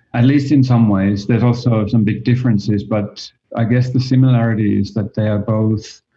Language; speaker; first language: English; non-native, fluent; Finnish